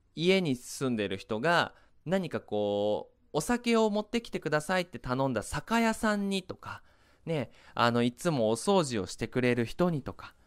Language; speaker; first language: Japanese; native; Japanese